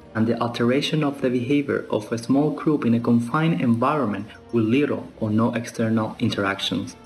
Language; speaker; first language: English; non-native, fluent; German